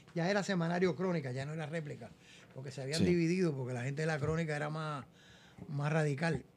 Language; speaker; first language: Spanish; native; Spanish